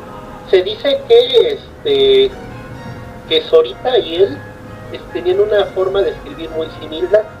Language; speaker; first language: Spanish; native; Spanish